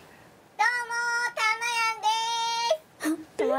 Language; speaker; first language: Japanese; native; Japanese